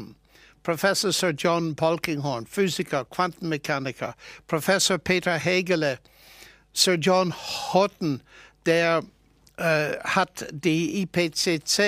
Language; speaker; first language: German; non-native, fluent; English